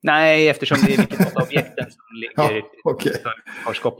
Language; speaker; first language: Swedish; native; Swedish